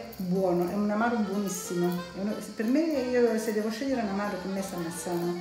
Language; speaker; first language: Italian; native; Italian